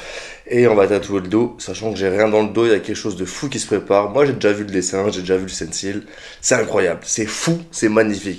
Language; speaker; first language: French; native; French